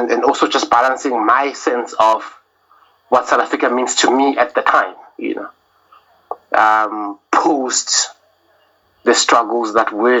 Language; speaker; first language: English; non-native, local second language; Zulu